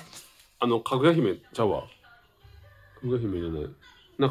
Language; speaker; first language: Japanese; native; Japanese